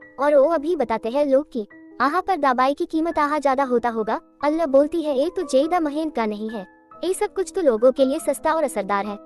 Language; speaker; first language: Hindi; non-native, local second language; Bangla